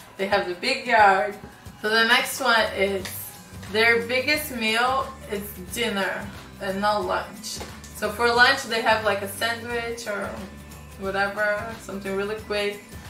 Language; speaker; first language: English; non-native, fluent; Portuguese